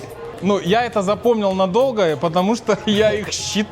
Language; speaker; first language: Russian; native; Russian